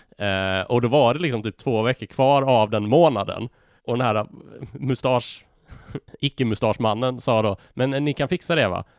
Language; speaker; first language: Swedish; native; Swedish